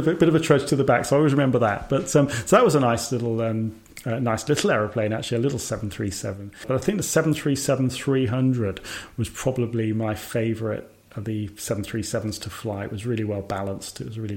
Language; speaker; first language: English; native; English